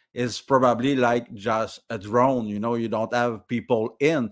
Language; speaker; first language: English; non-native, learner; French